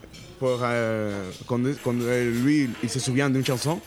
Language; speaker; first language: French; non-native, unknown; Spanish